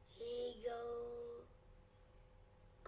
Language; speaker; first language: English; non-native, learner; Vietnamese